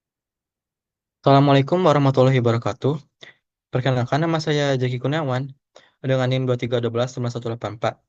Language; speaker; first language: Indonesian; native; Indonesian